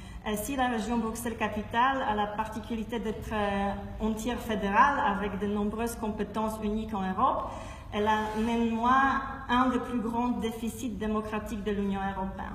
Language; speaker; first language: French; non-native, fluent; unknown